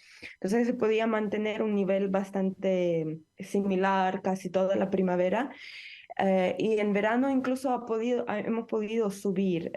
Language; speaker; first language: Spanish; non-native, fluent; Ukrainian